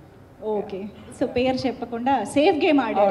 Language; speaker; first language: Telugu; native; Telugu